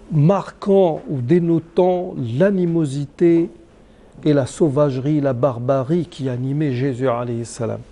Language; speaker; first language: French; non-native, local second language; Arabic